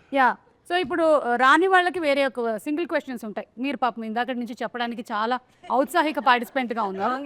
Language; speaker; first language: Telugu; non-native, local second language; Malayalam